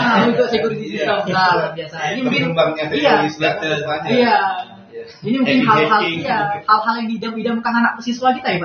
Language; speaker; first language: Indonesian; native; Indonesian